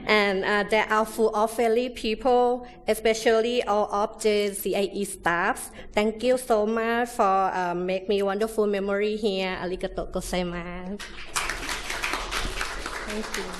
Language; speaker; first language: English; non-native, learner; Thai